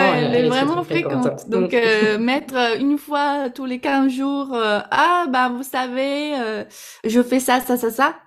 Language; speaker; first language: French; non-native, fluent; Portuguese